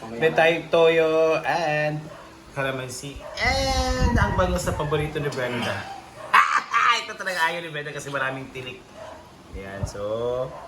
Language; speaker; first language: Filipino; non-native, local second language; Cebuano